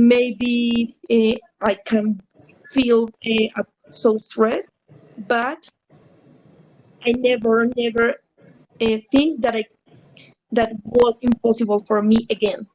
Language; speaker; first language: English; non-native, learner; Spanish